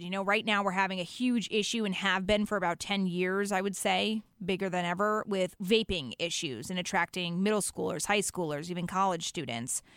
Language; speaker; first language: English; native; English